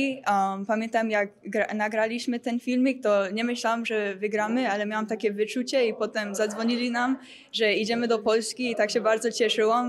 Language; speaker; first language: Polish; early bilingual, heritage; Polish